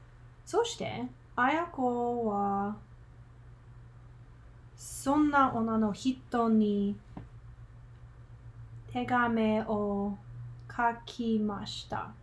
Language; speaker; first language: Japanese; non-native, learner; English